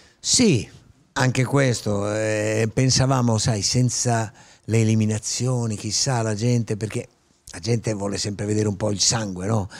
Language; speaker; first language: Italian; native; Italian